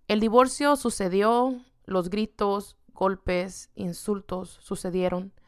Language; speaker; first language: Spanish; native; Spanish